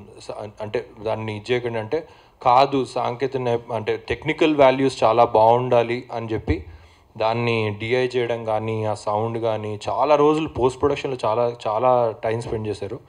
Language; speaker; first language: Telugu; native; Telugu